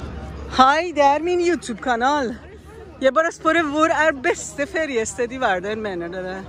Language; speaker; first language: Norwegian; non-native, learner; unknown